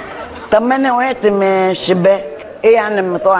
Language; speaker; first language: Arabic; native; Arabic